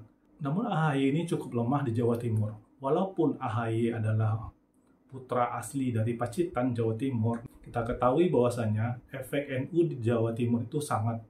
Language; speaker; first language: Indonesian; native; Indonesian